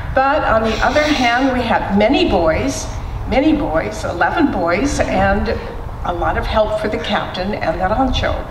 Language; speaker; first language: English; native; English